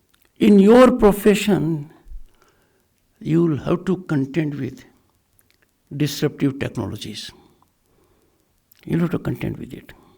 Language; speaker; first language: English; non-native, local second language; Hindi